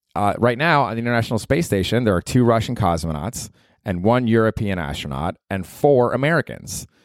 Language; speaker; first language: English; native; English